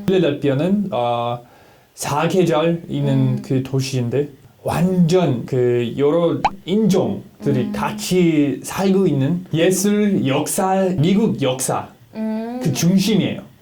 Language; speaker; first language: Korean; non-native, learner; English